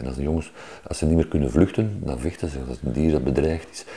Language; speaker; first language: Dutch; native; Dutch